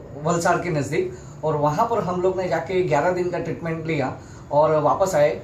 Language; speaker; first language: Hindi; native; Hindi